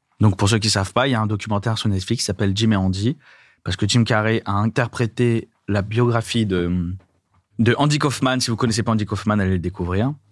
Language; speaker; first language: French; native; French